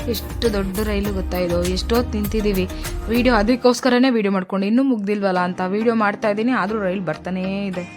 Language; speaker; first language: Kannada; non-native, local second language; Telugu